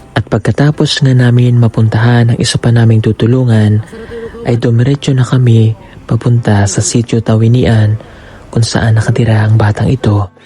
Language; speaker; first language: Filipino; native; Filipino